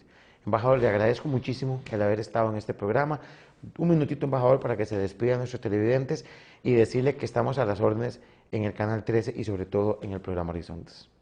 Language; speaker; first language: Spanish; native; Spanish